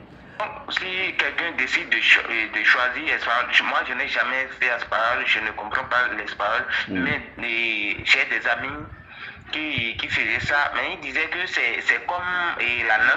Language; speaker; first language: French; non-native, local second language; Fon